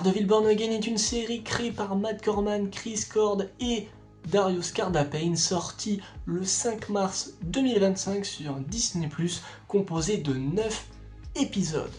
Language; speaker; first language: French; native; French